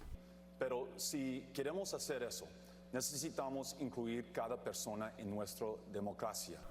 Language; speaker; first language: Spanish; non-native, learner; English